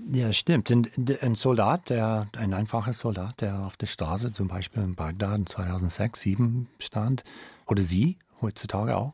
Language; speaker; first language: German; non-native, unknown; English